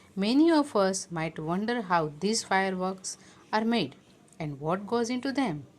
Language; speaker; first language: English; non-native, local second language; Gujarati